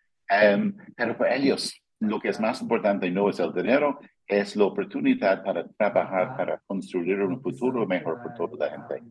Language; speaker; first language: Spanish; non-native, fluent; English